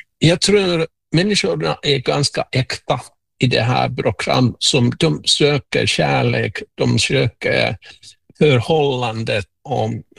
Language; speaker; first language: Swedish; non-native, local second language; Finnish